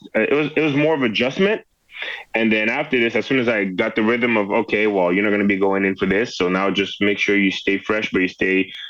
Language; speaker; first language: English; non-native, fluent; French